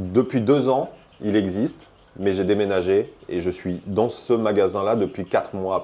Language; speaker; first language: French; native; French